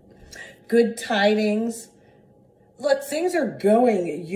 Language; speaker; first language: English; native; English